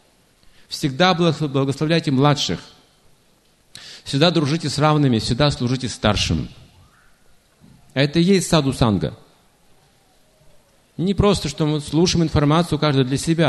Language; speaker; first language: Russian; native; Russian